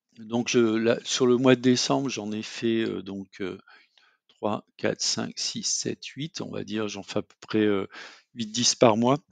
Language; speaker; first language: French; native; French